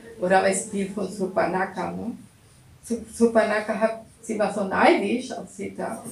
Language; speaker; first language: German; non-native, learner; Russian